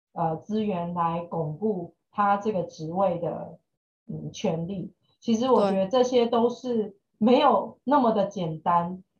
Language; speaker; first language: Chinese; native; Chinese